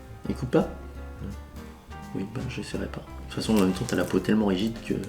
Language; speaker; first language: French; native; French